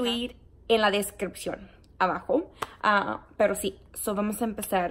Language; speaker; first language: Spanish; early bilingual, heritage; Spanish